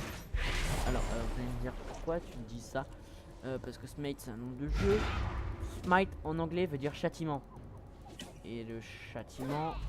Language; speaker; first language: French; native; French